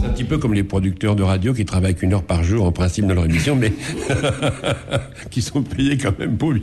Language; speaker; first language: French; native; French